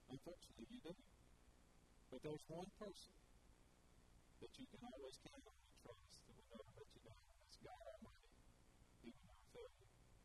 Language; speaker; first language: English; native; English